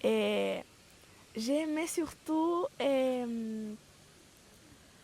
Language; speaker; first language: French; non-native, fluent; Spanish